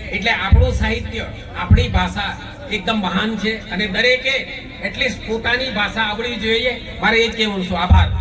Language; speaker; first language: Gujarati; non-native, local second language; Kukna